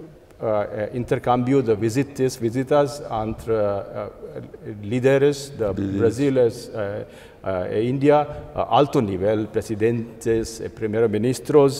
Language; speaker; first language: Portuguese; non-native, fluent; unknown